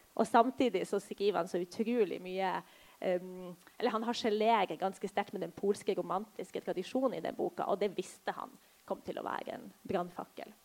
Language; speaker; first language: Norwegian; early bilingual, other home language; Polish